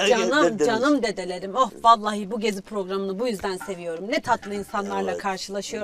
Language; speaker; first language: Turkish; native; Turkish